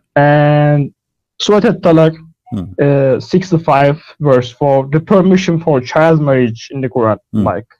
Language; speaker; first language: English; non-native, learner; Turkish